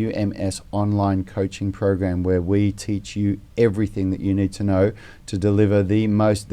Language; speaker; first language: English; native; English